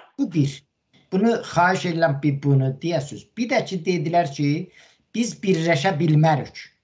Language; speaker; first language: Azerbaijani; native; Azerbaijani